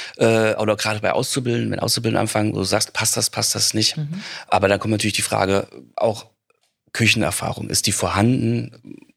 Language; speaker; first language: German; native; German